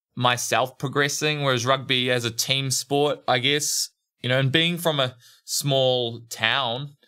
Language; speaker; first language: English; native; English